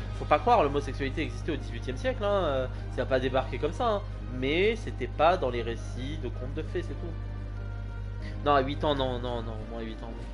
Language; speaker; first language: French; native; French